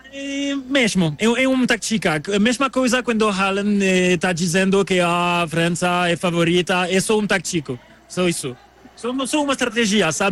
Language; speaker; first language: Portuguese; non-native, learner; French